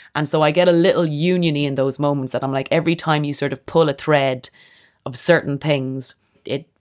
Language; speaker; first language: English; native; English